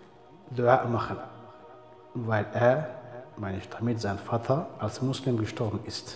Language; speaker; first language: German; non-native, fluent; Arabic